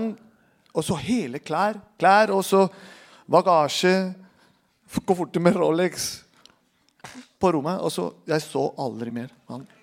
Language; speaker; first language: Norwegian; non-native, fluent; Spanish